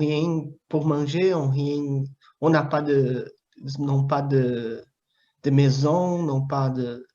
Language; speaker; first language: French; non-native, fluent; Portuguese